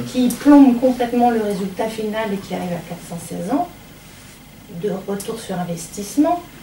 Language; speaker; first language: French; native; French